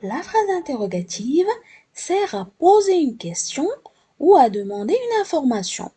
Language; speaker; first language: French; non-native, local second language; Arabic